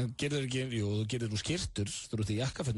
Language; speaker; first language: Icelandic; native; Icelandic